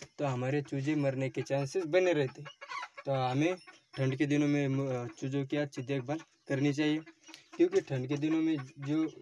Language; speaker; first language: Hindi; non-native, local second language; Marathi